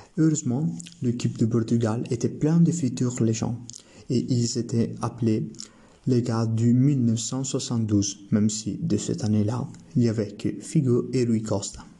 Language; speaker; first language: French; non-native, learner; Italian